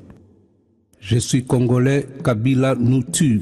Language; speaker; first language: French; non-native, local second language; Lingala